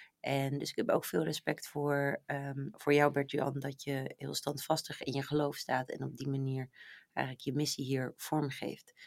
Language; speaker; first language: Dutch; native; Dutch